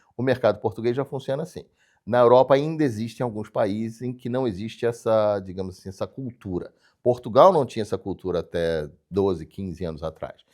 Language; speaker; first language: Portuguese; native; Portuguese